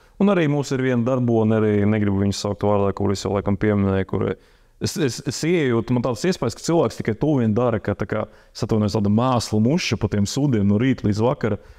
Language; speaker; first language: Latvian; non-native, local second language; Russian